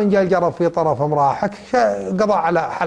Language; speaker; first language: Arabic; native; Arabic